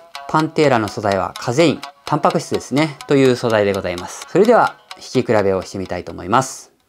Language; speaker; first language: Japanese; native; Japanese